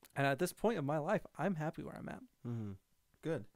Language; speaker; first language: English; native; English